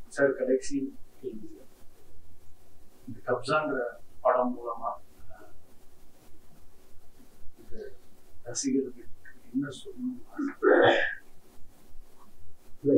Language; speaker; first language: Tamil; native; Tamil